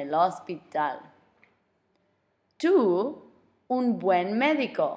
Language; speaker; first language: Spanish; non-native, fluent; English